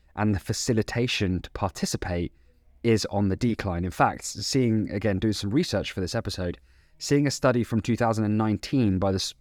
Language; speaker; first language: English; native; English